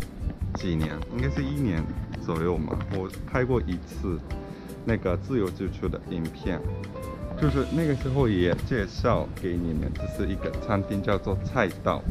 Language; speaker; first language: Chinese; non-native, fluent; Japanese